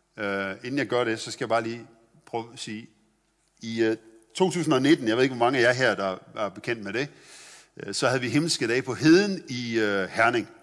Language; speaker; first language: Danish; native; Danish